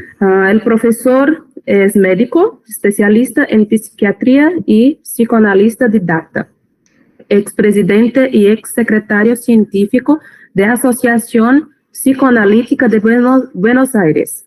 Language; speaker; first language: Spanish; non-native, learner; Portuguese